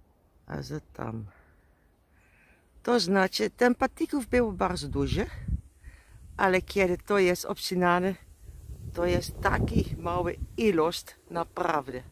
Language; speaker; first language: Polish; non-native, learner; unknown